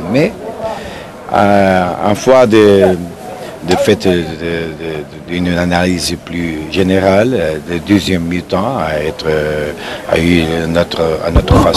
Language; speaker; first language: French; non-native, fluent; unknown